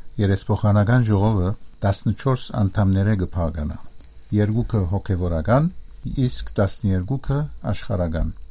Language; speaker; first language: Armenian; native; Armenian